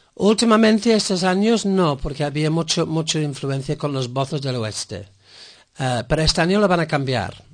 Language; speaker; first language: Spanish; non-native, fluent; English